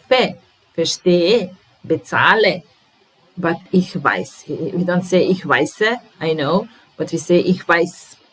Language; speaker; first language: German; non-native, fluent; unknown